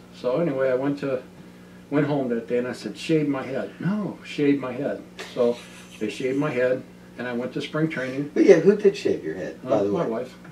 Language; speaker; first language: English; native; English